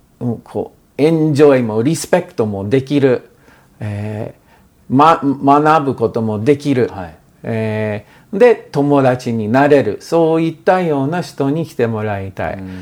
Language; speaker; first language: Japanese; non-native, fluent; English